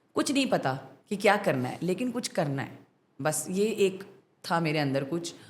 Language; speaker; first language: Urdu; non-native, local second language; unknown